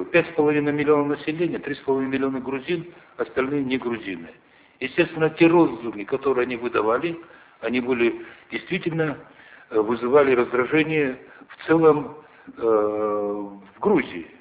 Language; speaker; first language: Russian; non-native, local second language; Ossetic